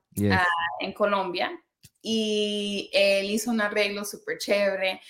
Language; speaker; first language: Spanish; early bilingual, heritage; Spanish